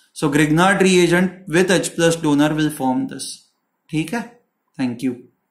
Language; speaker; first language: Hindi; non-native, local second language; Marathi